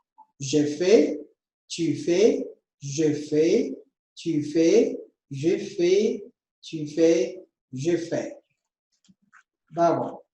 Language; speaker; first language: French; non-native, fluent; Amharic